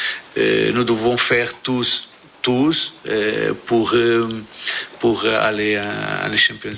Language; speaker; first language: French; non-native, learner; Portuguese